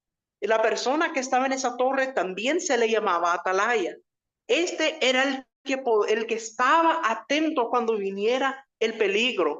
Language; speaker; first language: Spanish; native; Spanish